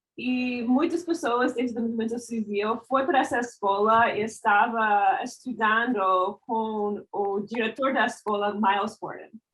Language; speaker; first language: Portuguese; non-native, fluent; English